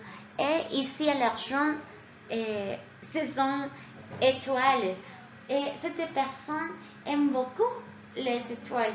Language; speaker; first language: French; non-native, learner; Spanish